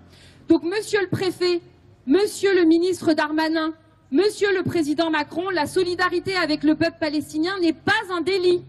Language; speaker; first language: French; native; French